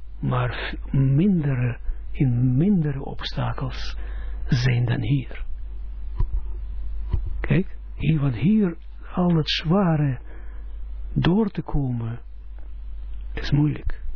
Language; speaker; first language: Dutch; non-native, fluent; Russian